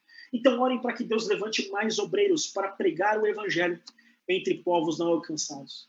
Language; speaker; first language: Portuguese; native; Portuguese